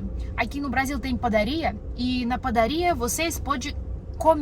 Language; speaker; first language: Portuguese; non-native, learner; Russian